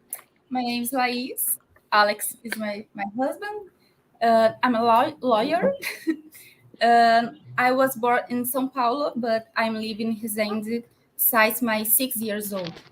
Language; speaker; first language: English; non-native, learner; Portuguese